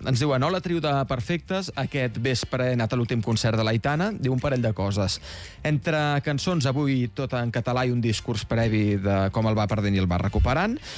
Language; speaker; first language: Catalan; native; Catalan